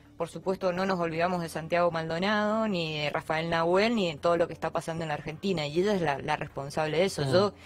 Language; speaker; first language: Spanish; native; Spanish